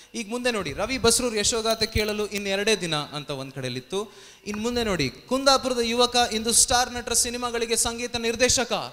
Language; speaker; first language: Kannada; native; Kannada